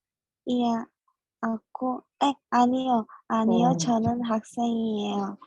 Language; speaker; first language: Korean; non-native, learner; Indonesian